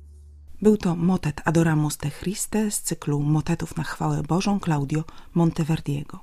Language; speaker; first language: Polish; native; Polish